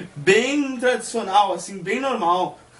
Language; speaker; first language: Portuguese; native; Portuguese